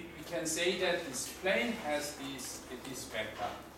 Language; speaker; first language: English; non-native, fluent; Korean